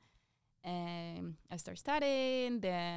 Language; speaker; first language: English; non-native, fluent; Spanish